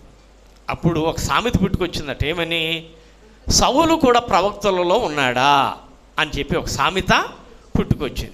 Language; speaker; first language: Telugu; native; Telugu